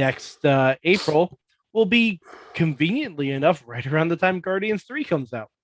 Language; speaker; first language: English; native; English